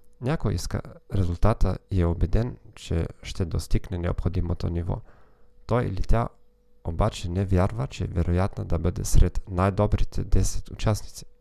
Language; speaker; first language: Macedonian; non-native, learner; German